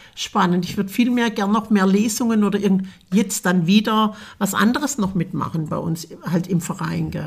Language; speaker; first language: German; native; German